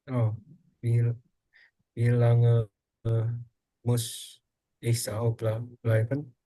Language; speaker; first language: German; non-native, learner; Indonesian